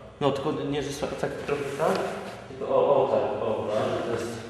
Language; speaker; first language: Polish; native; Polish